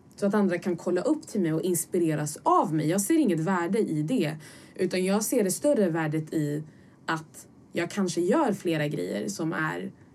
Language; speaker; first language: Swedish; early bilingual, other home language; Somali